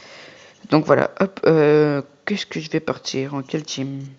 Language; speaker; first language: French; native; French